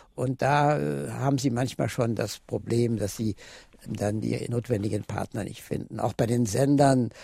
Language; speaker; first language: German; native; German